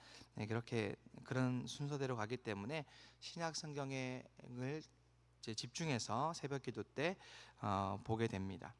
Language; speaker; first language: Korean; native; Korean